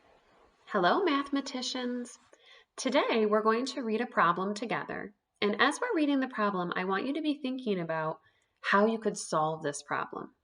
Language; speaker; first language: English; native; English